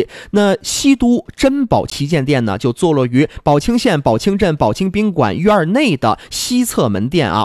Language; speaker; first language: Chinese; native; Chinese